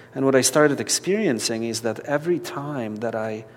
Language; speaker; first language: English; non-native, fluent; Polish